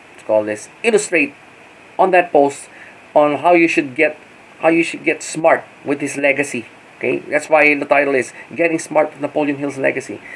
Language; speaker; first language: English; non-native, local second language; Filipino